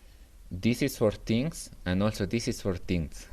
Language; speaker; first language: English; non-native, fluent; Spanish